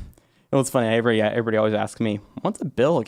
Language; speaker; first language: English; native; English